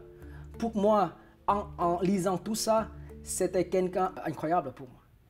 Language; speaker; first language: French; non-native, fluent; Vietnamese